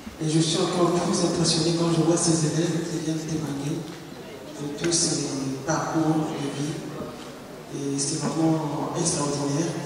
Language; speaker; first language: French; non-native, local second language; Lingala